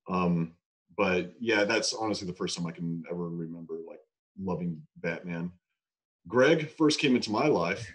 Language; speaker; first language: English; native; English